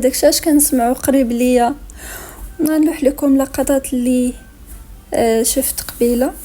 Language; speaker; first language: Arabic; native; Arabic